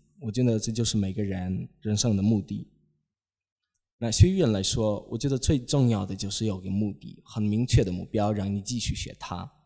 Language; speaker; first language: Chinese; non-native, fluent; Polish